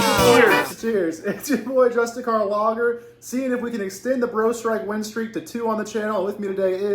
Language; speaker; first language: English; native; English